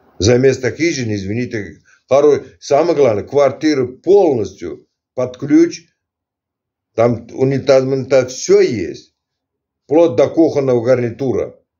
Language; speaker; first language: Russian; non-native, local second language; Turkmen